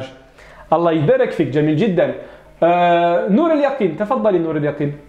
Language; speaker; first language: Arabic; non-native, fluent; French